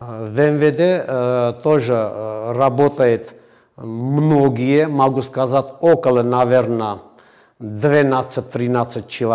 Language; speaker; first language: Russian; non-native, fluent; Armenian